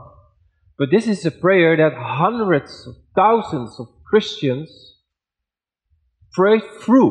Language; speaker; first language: English; non-native, fluent; Dutch